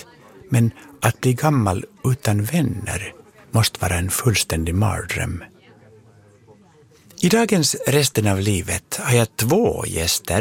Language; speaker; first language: Swedish; native; Swedish